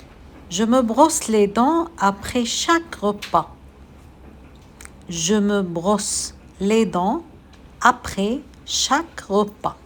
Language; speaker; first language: French; non-native, fluent; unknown